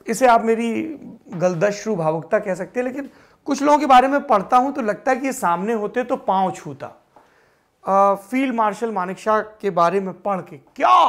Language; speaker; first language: Hindi; native; Hindi